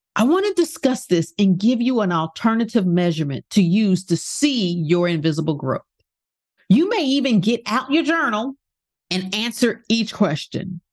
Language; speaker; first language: English; native; English